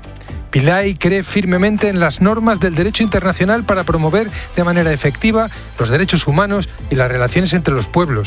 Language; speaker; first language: Spanish; native; Spanish